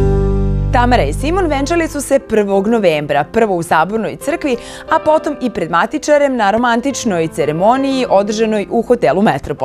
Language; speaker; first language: Croatian; native; Croatian